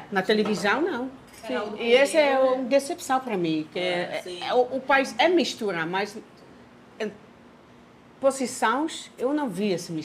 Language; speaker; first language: Portuguese; non-native, learner; Dutch